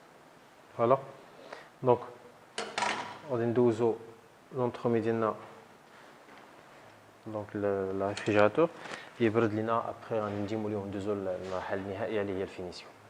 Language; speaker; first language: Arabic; native; Arabic